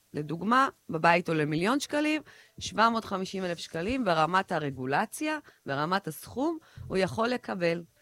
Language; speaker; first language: Hebrew; early bilingual, other home language; Russian